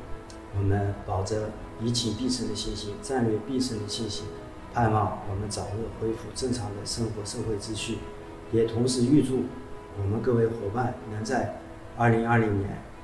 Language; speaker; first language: Chinese; native; Chinese